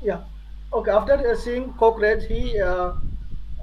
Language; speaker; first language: English; non-native, learner; Hindi